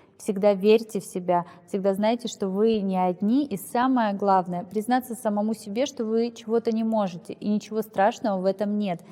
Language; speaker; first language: Russian; native; Russian